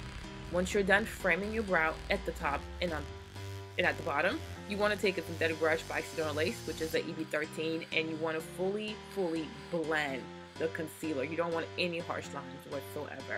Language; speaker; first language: English; native; English